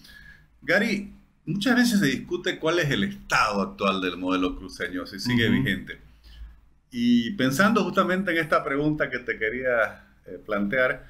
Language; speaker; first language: Spanish; native; Spanish